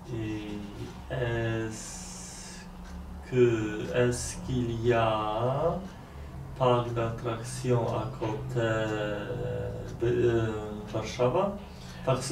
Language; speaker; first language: French; non-native, learner; Polish